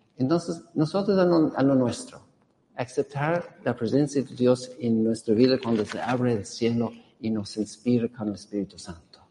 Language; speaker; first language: Spanish; non-native, fluent; English